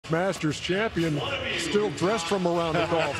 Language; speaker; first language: English; native; English